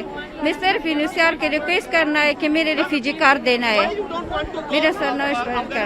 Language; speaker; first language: Hindi; non-native, learner; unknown